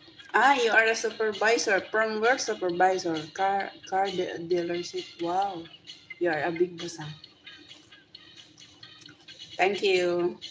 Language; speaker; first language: English; non-native, learner; Filipino